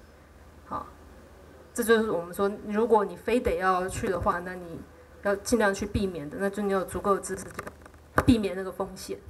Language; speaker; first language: Chinese; native; Chinese